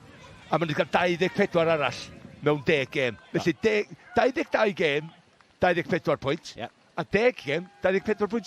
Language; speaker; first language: Welsh; native; Welsh